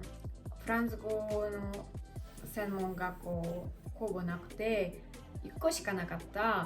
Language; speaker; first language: Japanese; non-native, learner; Russian